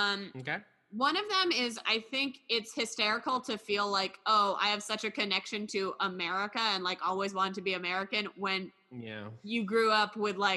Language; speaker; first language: English; native; English